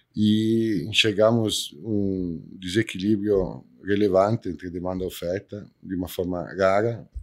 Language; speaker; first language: Portuguese; non-native, fluent; Italian